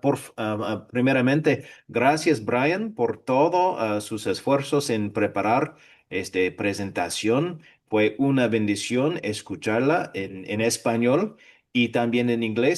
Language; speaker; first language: Spanish; non-native, fluent; English